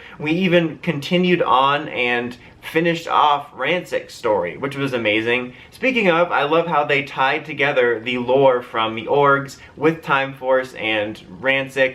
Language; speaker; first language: English; native; English